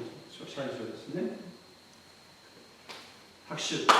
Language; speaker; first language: Japanese; non-native, fluent; Korean